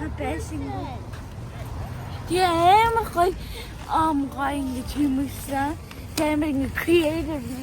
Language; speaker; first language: Mongolian; early bilingual, heritage; Mongolian